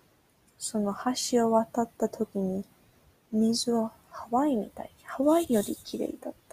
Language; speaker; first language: Japanese; early bilingual, heritage; Japanese